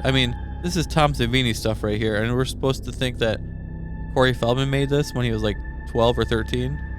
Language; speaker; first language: English; native; English